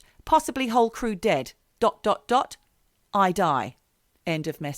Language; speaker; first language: English; native; English